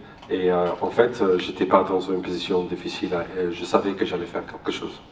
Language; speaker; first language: French; non-native, learner; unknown